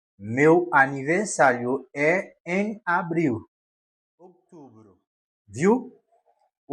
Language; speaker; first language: Portuguese; non-native, learner; Haitian Creole